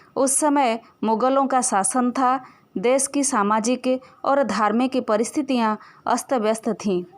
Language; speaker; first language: Hindi; non-native, local second language; Odia